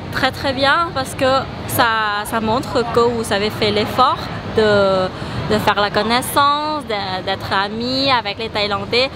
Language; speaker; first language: French; non-native, fluent; Thai